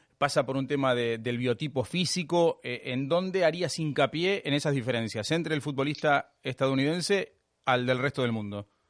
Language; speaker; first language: Spanish; native; Spanish